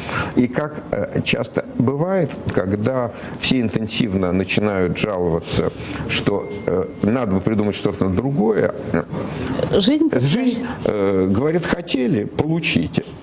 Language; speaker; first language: Russian; native; Russian